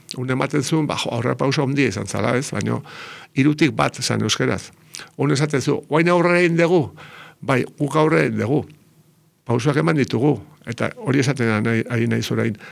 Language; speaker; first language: Basque; native; Basque